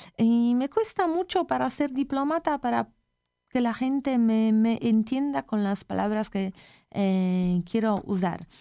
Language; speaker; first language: Spanish; non-native, fluent; Polish